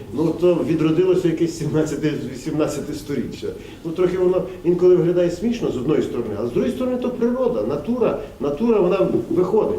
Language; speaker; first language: Ukrainian; native; Ukrainian